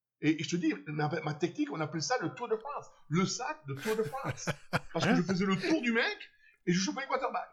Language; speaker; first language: French; native; French